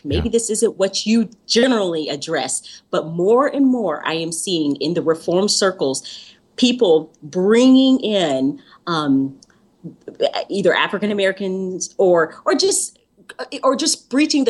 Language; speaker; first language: English; native; English